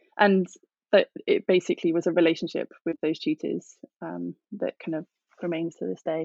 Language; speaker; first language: English; native; English